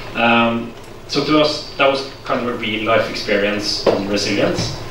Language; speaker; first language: English; non-native, fluent; Norwegian